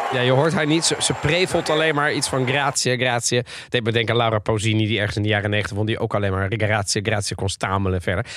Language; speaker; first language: Dutch; early bilingual, other home language; Italian